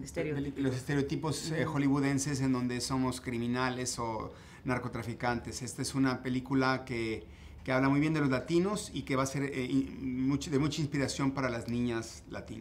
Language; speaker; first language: Spanish; native; Spanish